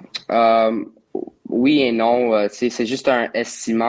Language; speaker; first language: French; non-native, local second language; English